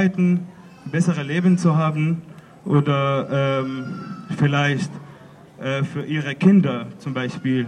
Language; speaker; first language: German; non-native, learner; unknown